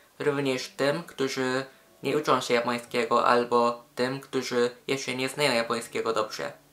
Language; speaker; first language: Polish; non-native, fluent; Japanese